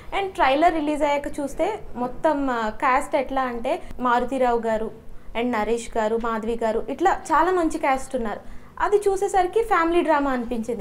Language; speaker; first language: Telugu; native; Telugu